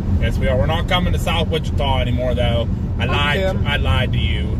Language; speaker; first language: English; native; English